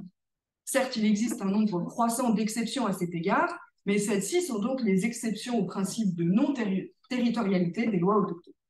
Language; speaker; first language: French; native; French